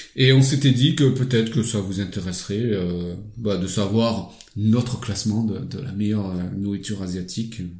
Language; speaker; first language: French; early bilingual, other home language; Lao